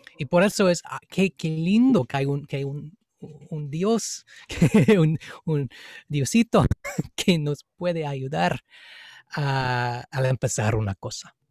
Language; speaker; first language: Spanish; non-native, fluent; English